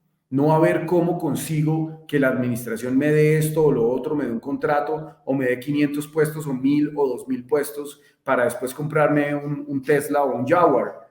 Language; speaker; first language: Spanish; native; Spanish